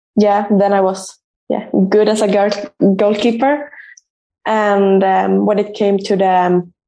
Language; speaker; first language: English; non-native, fluent; Swedish